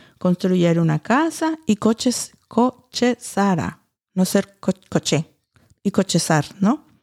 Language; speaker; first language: Spanish; early bilingual, heritage; Spanish